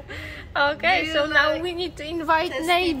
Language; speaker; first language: English; non-native, fluent; Polish